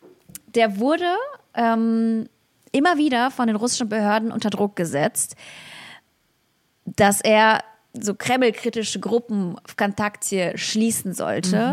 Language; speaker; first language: German; early bilingual, other home language; Russian